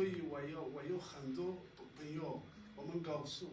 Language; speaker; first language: Chinese; non-native, learner; Somali